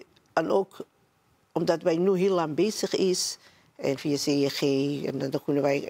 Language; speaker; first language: Dutch; non-native, learner; Somali